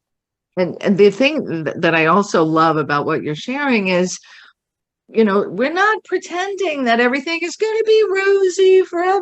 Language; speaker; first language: English; native; English